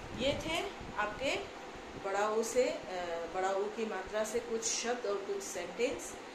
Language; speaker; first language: Hindi; non-native, local second language; Assamese